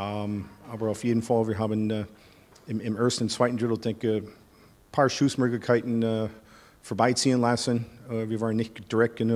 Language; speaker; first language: German; non-native, fluent; English